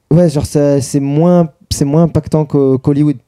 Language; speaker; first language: French; native; French